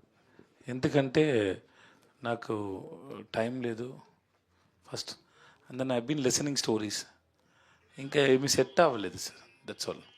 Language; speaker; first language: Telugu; non-native, learner; Tamil